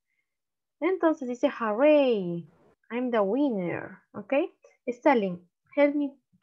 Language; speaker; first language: English; non-native, learner; Spanish